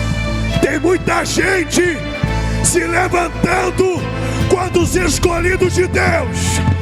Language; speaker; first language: Portuguese; native; Portuguese